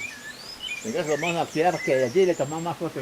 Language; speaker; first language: Spanish; native; Spanish